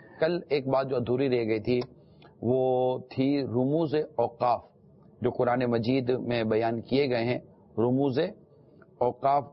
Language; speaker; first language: Urdu; non-native, local second language; Memoni